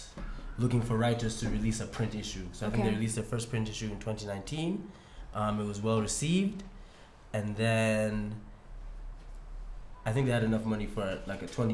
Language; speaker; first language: English; non-native, local second language; Ganda